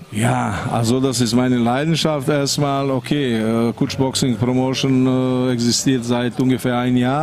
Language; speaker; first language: German; non-native, fluent; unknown